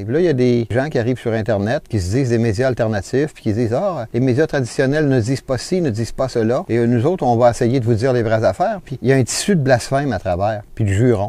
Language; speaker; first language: French; native; French